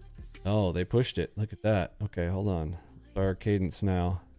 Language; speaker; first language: English; native; English